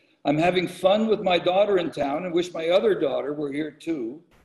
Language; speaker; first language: English; native; English